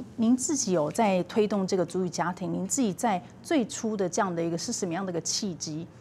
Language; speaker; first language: Chinese; native; Chinese